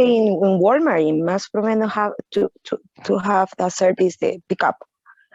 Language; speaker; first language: English; non-native, learner; Spanish